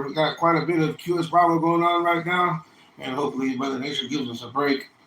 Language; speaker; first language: English; native; English